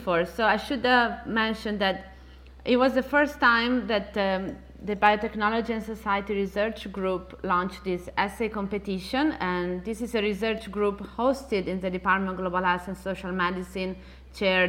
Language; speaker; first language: English; non-native, fluent; Italian